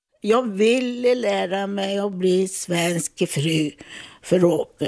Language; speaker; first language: Swedish; non-native, fluent; Italian